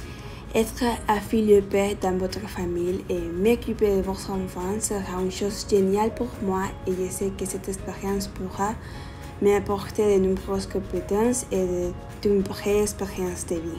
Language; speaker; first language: French; non-native, fluent; Spanish